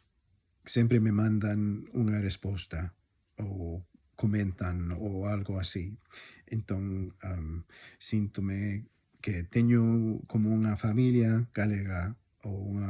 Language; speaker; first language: Galician; non-native, fluent; English